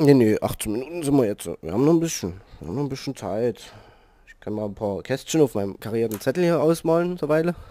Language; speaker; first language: German; native; German